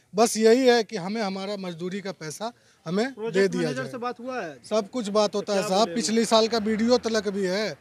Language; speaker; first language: Hindi; native; Hindi